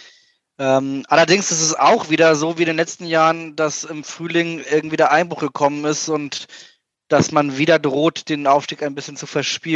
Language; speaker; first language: German; native; German